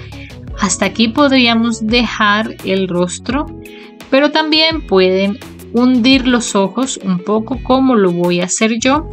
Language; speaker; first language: Spanish; native; Spanish